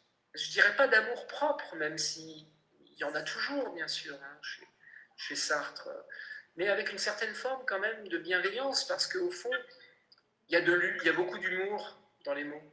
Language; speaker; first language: French; native; French